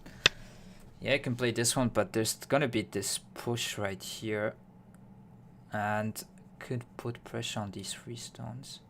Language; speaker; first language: English; non-native, fluent; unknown